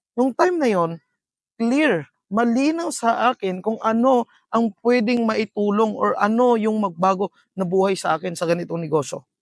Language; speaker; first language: Filipino; non-native, local second language; Iloko